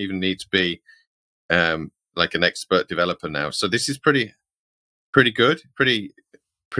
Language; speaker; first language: English; native; English